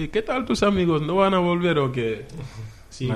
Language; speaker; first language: Spanish; non-native, fluent; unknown